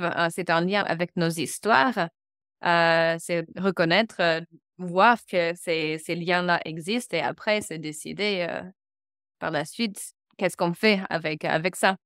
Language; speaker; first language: French; non-native, fluent; English